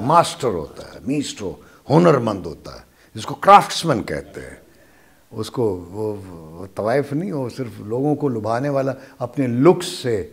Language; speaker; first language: Urdu; non-native, local second language; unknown